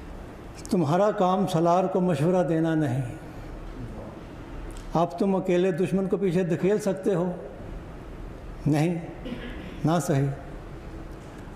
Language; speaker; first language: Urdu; non-native, local second language; Punjabi